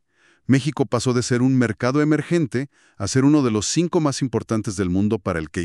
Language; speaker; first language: Spanish; native; Spanish